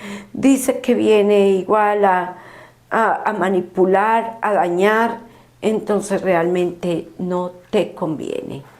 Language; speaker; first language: Spanish; native; Spanish